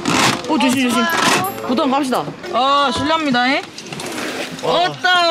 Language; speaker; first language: Korean; native; Korean